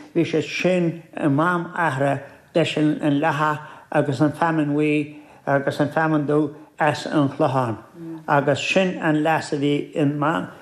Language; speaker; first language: Irish; native; Irish